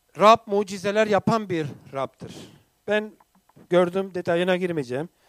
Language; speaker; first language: Turkish; non-native, fluent; English